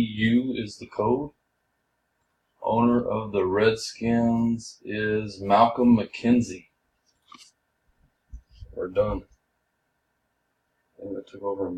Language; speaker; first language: English; native; English